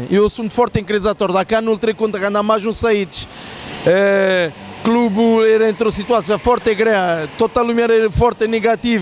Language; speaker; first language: Romanian; non-native, fluent; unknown